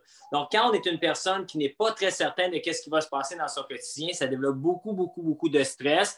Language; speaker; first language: French; native; French